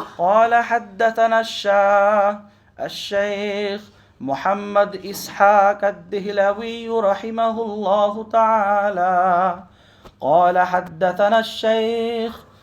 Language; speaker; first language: Arabic; non-native, fluent; Bangla